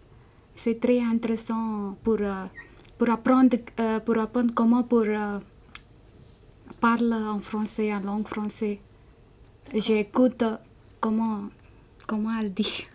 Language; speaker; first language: French; non-native, learner; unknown